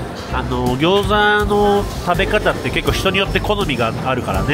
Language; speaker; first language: Japanese; native; Japanese